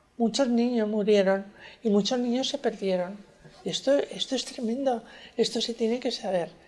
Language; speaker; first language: Spanish; native; Spanish